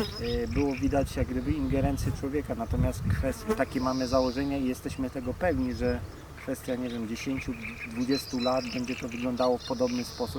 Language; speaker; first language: Polish; native; Polish